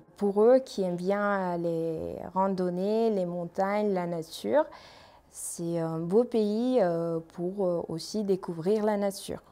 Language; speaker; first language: French; non-native, learner; Armenian